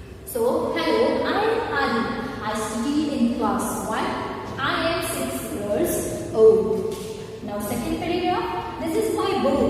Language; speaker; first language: English; non-native, local second language; Hindi